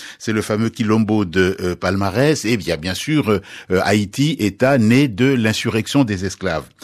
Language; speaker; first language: French; non-native, local second language; Lingala